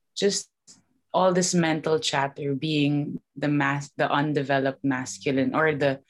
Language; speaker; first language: English; non-native, local second language; Filipino